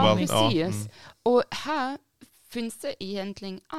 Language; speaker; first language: Swedish; non-native, fluent; German